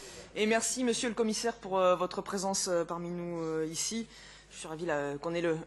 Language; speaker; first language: French; native; French